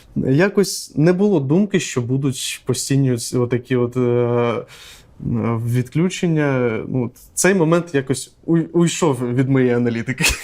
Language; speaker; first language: Ukrainian; non-native, local second language; Russian